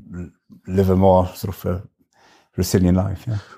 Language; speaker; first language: English; non-native, fluent; German